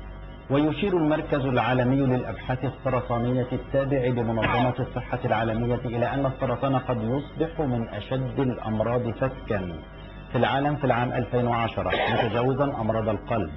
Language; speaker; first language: Arabic; native; Arabic